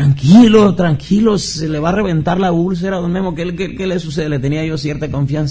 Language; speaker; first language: Spanish; native; Spanish